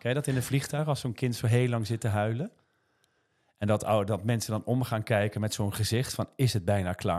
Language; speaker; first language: Dutch; native; Dutch